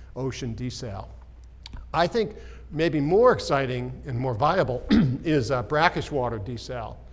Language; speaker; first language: English; native; English